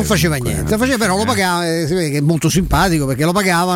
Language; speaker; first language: Italian; native; Italian